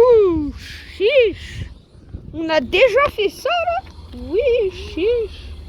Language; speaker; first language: French; native; French